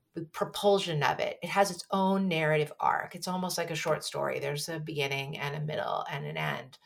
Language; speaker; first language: English; native; English